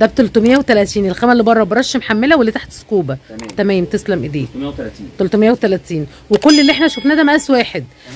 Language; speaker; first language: Arabic; native; Arabic